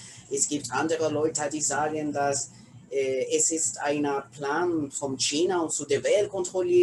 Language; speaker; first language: German; non-native, learner; Spanish